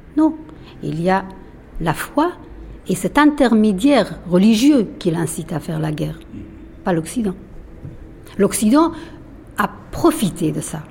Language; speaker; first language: French; non-native, fluent; Persian